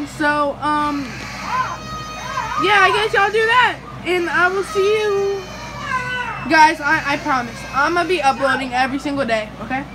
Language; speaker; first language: English; native; English